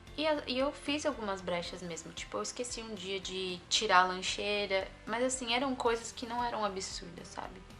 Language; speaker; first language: Portuguese; native; Portuguese